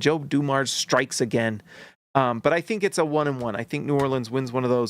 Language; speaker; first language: English; native; English